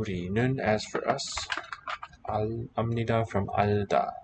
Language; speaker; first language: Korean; non-native, learner; English